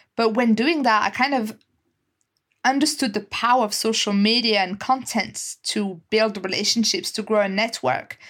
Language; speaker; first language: English; non-native, fluent; French